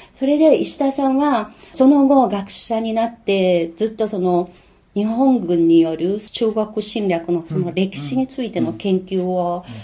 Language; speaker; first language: Japanese; non-native, fluent; Chinese